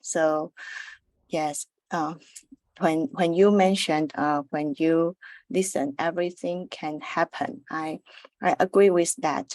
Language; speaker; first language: English; non-native, learner; Chinese